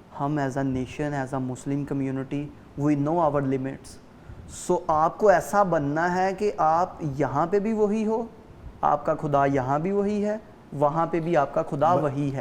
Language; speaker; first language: Urdu; non-native, local second language; Punjabi